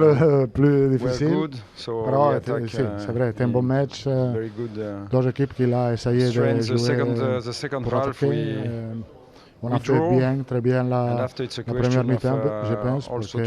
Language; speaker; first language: French; non-native, learner; Italian